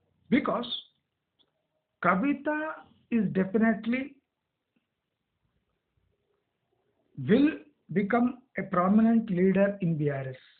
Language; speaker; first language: English; non-native, local second language; Telugu